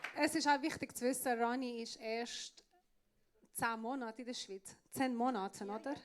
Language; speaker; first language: German; non-native, fluent; Persian